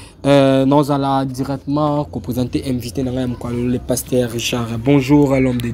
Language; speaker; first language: French; non-native, local second language; Lingala